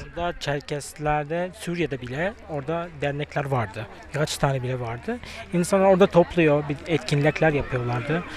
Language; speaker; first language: Turkish; non-native, fluent; Adyghe